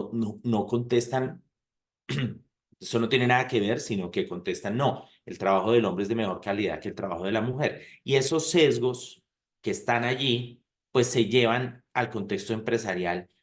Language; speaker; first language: Spanish; native; Spanish